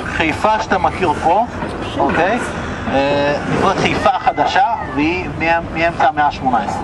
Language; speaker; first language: Hebrew; early bilingual, other home language; Russian